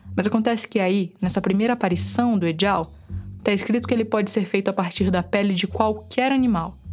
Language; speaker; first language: Portuguese; native; Portuguese